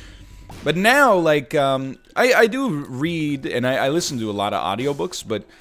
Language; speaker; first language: English; native; English